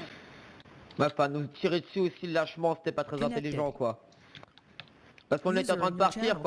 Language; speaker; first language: French; native; French